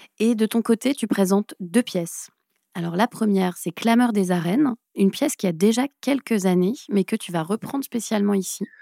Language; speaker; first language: French; native; French